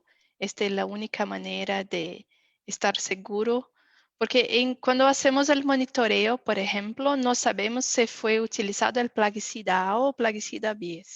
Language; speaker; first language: Spanish; non-native, fluent; Portuguese